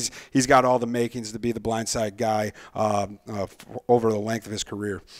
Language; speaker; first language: English; native; English